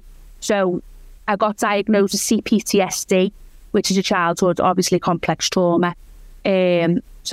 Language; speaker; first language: English; native; English